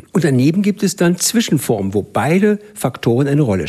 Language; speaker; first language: German; native; German